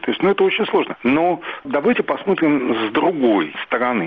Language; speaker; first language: Russian; native; Russian